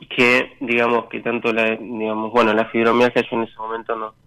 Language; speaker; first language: Spanish; native; Spanish